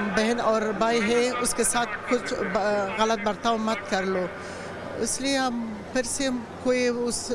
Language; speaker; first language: Hindi; non-native, learner; Persian